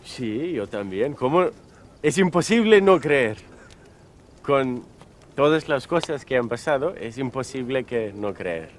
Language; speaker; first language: Spanish; early bilingual, heritage; Spanish